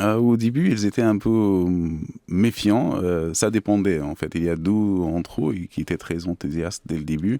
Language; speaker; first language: French; non-native, fluent; Arabic